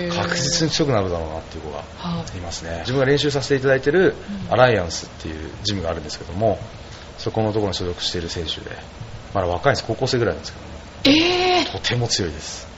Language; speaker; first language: Japanese; native; Japanese